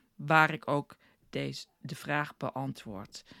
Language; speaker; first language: Dutch; early bilingual, heritage; Afrikaans